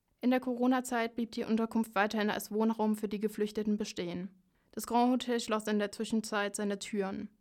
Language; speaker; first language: German; native; German